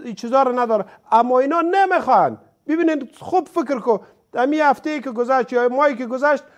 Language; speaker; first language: Persian; native; Persian